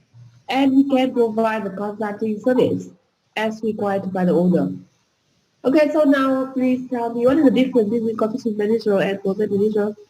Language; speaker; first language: English; non-native, fluent; Vietnamese